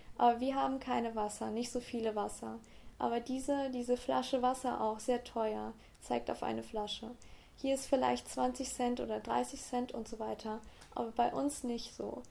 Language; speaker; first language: German; native; German